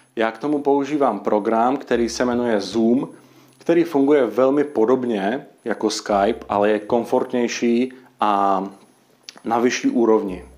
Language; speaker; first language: Czech; native; Czech